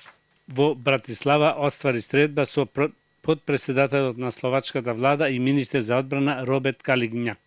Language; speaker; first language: Macedonian; native; Macedonian